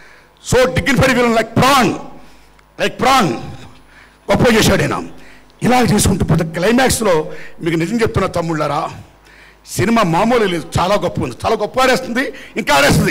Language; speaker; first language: Telugu; native; Telugu